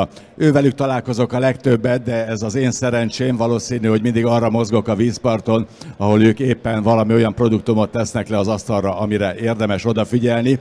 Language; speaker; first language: Hungarian; native; Hungarian